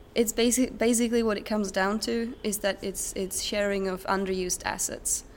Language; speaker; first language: English; non-native, fluent; Czech